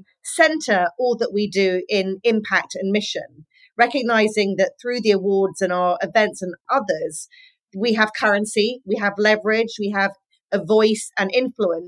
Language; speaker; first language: English; native; English